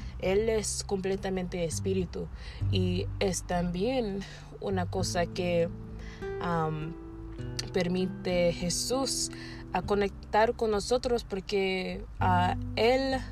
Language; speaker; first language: Spanish; non-native, learner; English